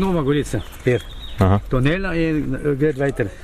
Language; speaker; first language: German; non-native, learner; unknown